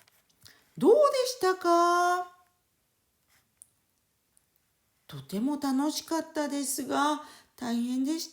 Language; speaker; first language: Japanese; non-native, fluent; French